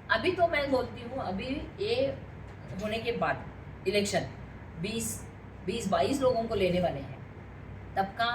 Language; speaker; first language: Hindi; non-native, local second language; Marathi